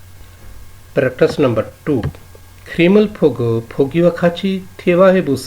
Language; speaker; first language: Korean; non-native, fluent; Urdu